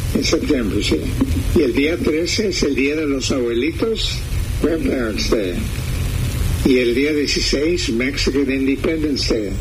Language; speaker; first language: Spanish; early bilingual, heritage; Spanish